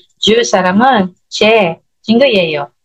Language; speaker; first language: Korean; non-native, learner; Filipino